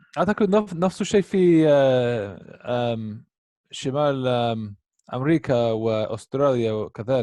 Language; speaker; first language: Arabic; non-native, learner; English